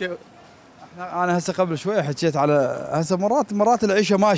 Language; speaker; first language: Arabic; native; Arabic